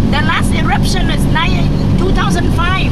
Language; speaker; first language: English; non-native, learner; Vietnamese